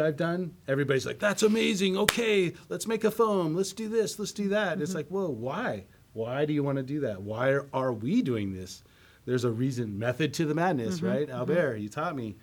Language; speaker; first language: English; native; English